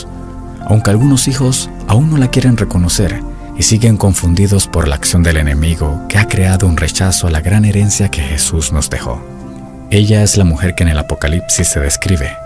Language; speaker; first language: Spanish; native; Spanish